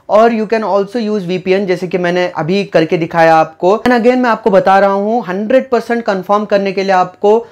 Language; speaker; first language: Hindi; native; Hindi